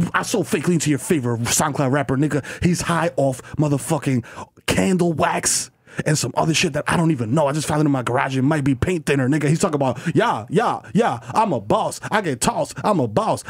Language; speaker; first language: English; early bilingual, other home language; Spanish